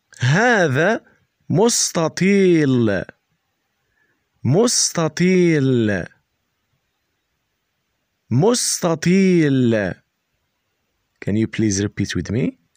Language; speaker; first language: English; non-native, learner; Arabic